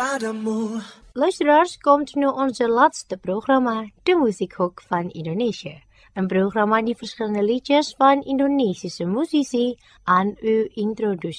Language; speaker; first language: Dutch; non-native, fluent; Indonesian